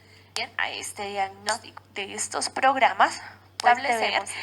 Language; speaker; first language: Spanish; native; Spanish